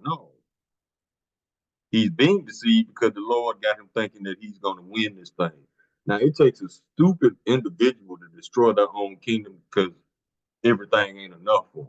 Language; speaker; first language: English; native; English